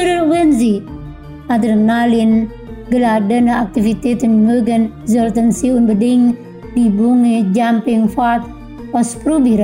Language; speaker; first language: German; non-native, fluent; Indonesian